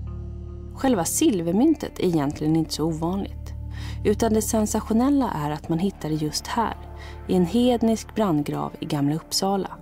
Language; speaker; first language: Swedish; native; Swedish